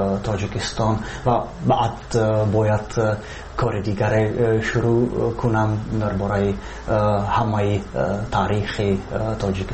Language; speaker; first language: Persian; non-native, fluent; Czech